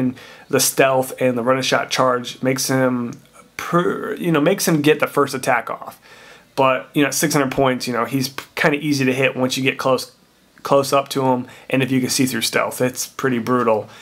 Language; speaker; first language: English; native; English